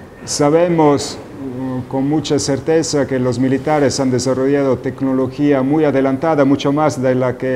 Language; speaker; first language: Spanish; non-native, fluent; Italian